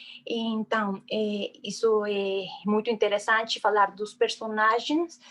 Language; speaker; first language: Portuguese; non-native, fluent; Spanish